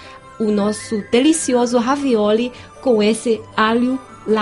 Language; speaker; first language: Portuguese; non-native, fluent; Chinese